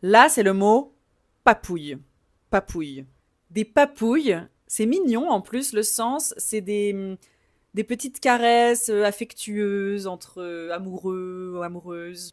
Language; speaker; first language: French; native; French